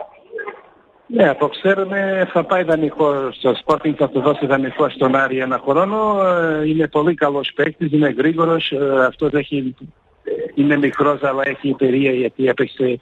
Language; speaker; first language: Greek; non-native, learner; Portuguese